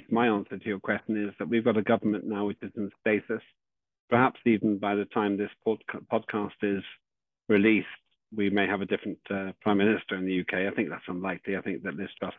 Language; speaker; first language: English; native; English